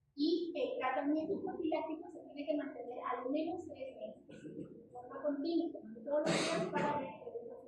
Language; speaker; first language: Spanish; native; Spanish